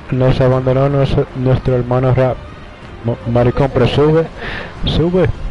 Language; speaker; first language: Spanish; native; Spanish